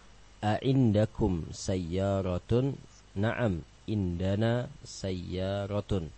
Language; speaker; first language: Arabic; non-native, fluent; Indonesian